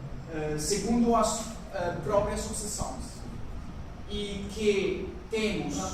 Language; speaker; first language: Portuguese; non-native, learner; French